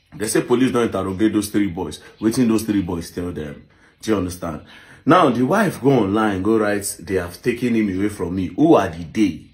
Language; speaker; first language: Nigerian Pidgin; native; Nigerian Pidgin